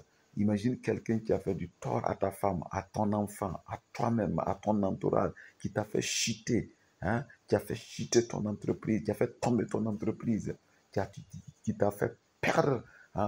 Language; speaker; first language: French; non-native, local second language; Mossi